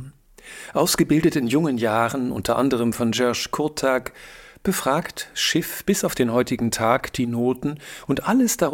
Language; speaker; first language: German; native; German